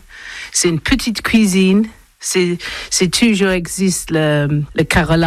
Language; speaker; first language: French; non-native, learner; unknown